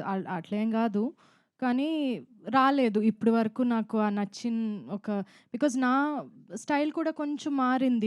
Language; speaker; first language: Telugu; non-native, fluent; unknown